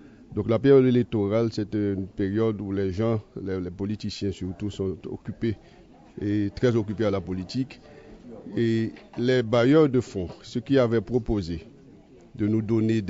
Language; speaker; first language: French; native; French